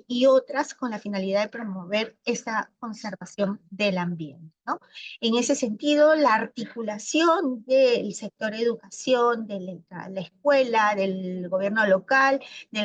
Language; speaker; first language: Spanish; native; Spanish